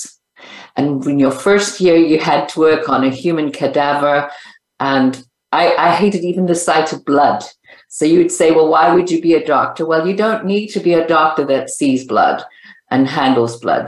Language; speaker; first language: English; native; English